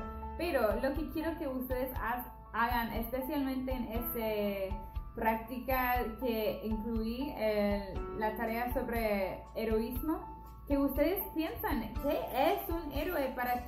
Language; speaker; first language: Spanish; non-native, fluent; English